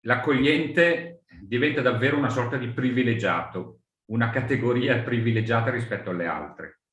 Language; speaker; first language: Italian; native; Italian